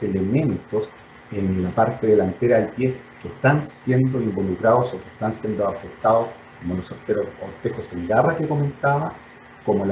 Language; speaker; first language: Spanish; native; Spanish